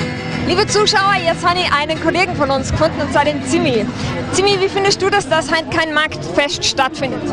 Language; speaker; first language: German; native; German